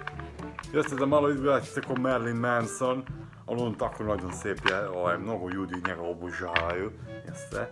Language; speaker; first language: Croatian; non-native, local second language; Hungarian